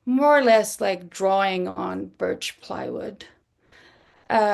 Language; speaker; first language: English; non-native, fluent; Swedish